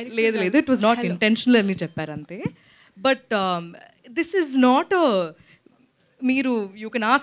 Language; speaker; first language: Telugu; non-native, local second language; Malayalam